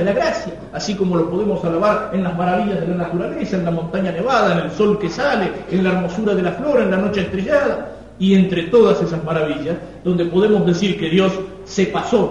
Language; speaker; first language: Spanish; native; Spanish